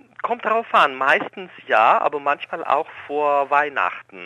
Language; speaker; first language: German; non-native, fluent; Greek